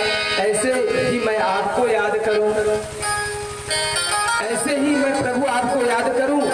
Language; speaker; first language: Hindi; native; Hindi